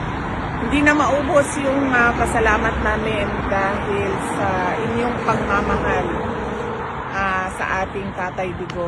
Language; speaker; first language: Filipino; native; Filipino